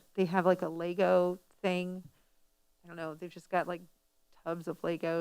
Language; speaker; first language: English; native; English